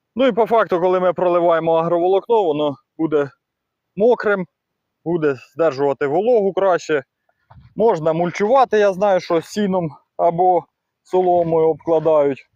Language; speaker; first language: Ukrainian; non-native, local second language; Russian